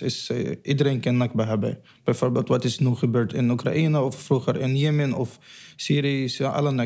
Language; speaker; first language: Dutch; non-native, learner; Arabic